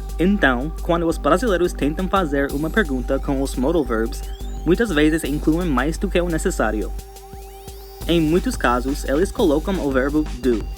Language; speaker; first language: Portuguese; non-native, fluent; English